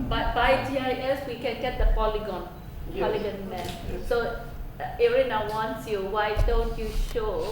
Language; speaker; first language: English; non-native, learner; Burmese